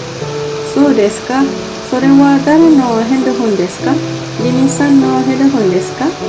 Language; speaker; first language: Japanese; non-native, learner; Malay